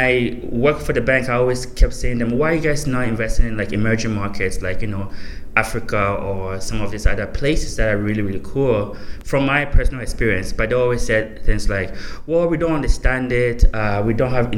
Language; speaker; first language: English; non-native, local second language; Akan